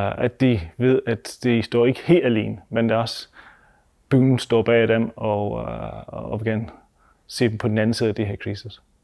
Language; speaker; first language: Danish; non-native, fluent; English